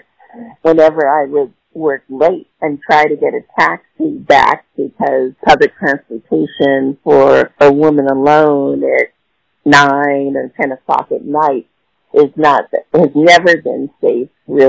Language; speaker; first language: English; native; English